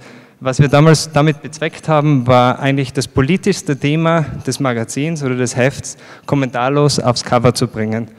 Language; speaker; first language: German; native; German